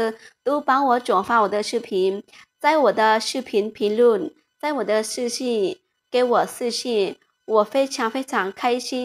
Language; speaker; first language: Chinese; non-native, fluent; Lao